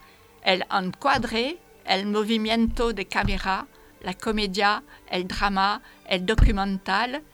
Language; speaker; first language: Spanish; non-native, fluent; French